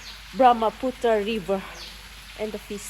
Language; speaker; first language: English; non-native, local second language; Filipino